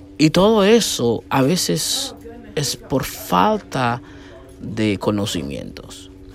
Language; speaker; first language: Spanish; non-native, fluent; Haitian Creole